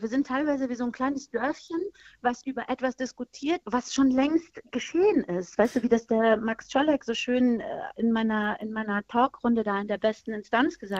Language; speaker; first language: German; early bilingual, other home language; Persian